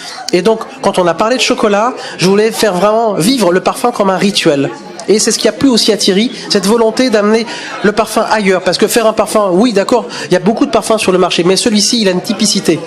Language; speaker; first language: French; native; French